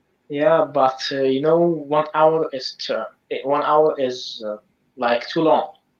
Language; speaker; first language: English; non-native, fluent; Arabic